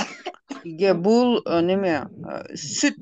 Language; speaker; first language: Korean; non-native, learner; Kyrgyz